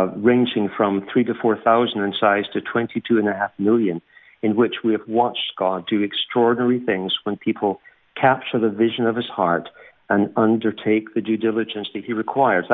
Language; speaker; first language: English; native; English